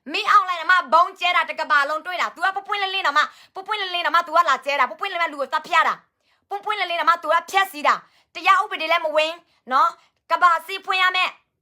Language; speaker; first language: Burmese; non-native, local second language; S'gaw Karen